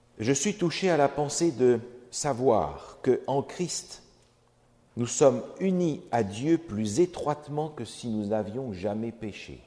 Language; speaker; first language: French; native; French